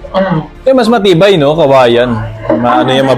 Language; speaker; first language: Filipino; native; Filipino